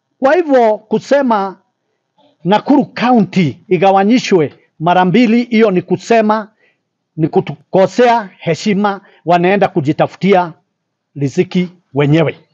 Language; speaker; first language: Swahili; non-native, local second language; Kikuyu